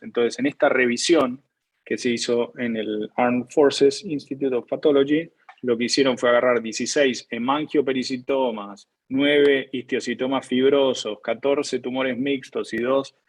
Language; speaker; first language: Spanish; native; Spanish